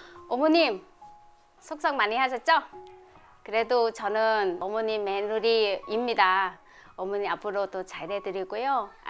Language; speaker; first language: Korean; non-native, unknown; Vietnamese